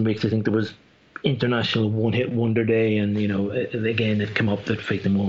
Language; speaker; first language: English; native; English